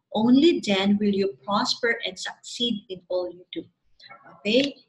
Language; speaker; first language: English; non-native, local second language; Filipino